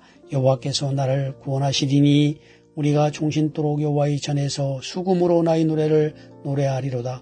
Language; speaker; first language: Korean; native; Korean